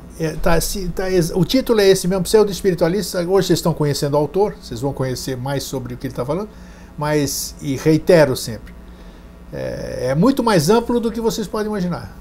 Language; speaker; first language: Portuguese; native; Portuguese